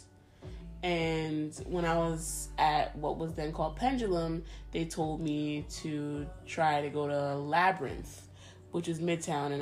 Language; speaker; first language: English; early bilingual, other home language; Spanish